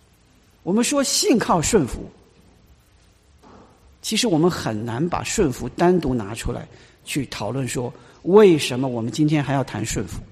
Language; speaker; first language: Chinese; native; Chinese